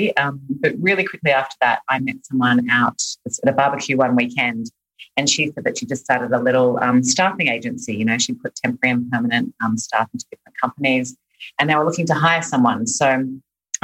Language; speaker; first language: English; native; English